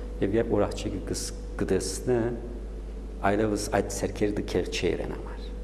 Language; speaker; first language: Armenian; native; Armenian